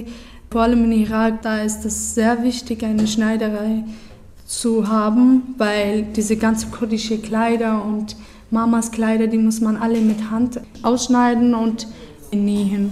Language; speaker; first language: German; non-native, fluent; Kurdish